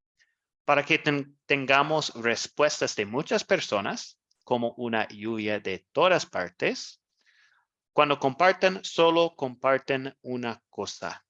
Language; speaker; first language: Spanish; non-native, fluent; English